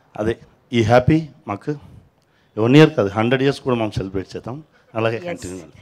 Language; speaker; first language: Telugu; non-native, learner; Tamil